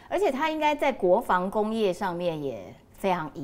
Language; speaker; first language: Chinese; native; Chinese